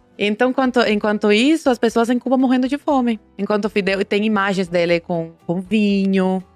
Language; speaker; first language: Portuguese; non-native, fluent; Spanish